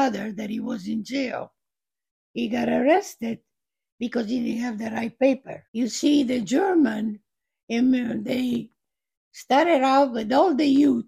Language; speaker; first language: English; non-native, fluent; Italian